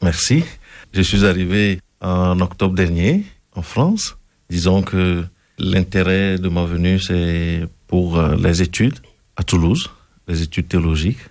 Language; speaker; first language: French; non-native, local second language; Ewe